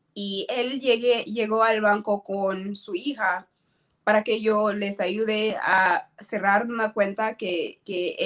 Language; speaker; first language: Spanish; non-native, learner; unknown